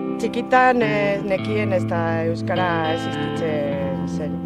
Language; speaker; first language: Basque; non-native, local second language; Spanish